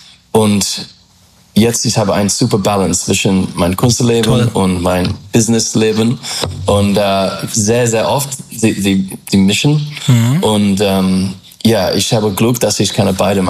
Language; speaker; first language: German; non-native, fluent; English